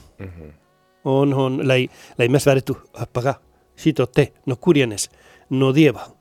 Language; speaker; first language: Latvian; non-native, learner; Spanish